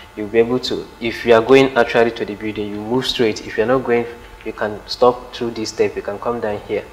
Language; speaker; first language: English; non-native, local second language; Igbo